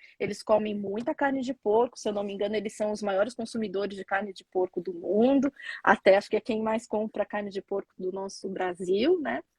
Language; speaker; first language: Portuguese; native; Portuguese